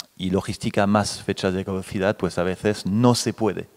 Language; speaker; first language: Spanish; non-native, fluent; French